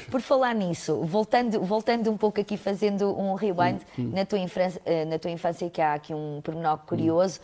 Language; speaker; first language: Portuguese; native; Portuguese